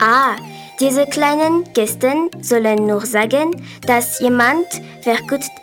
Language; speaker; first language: German; non-native, learner; Malagasy